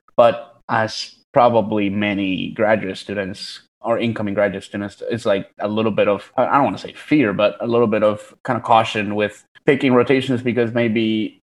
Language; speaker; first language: English; early bilingual, other home language; Spanish